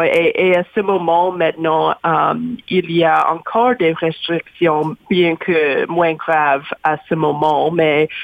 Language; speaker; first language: French; non-native, learner; English